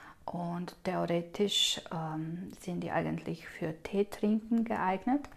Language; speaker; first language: German; non-native, fluent; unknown